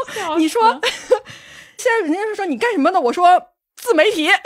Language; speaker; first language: Chinese; native; Chinese